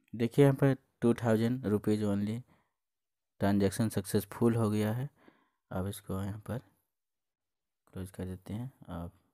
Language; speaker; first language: Hindi; native; Hindi